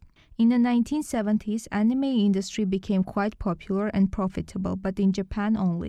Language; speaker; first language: English; non-native, learner; Lithuanian